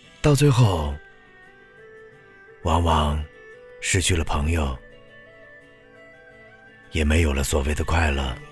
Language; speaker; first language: Chinese; native; Chinese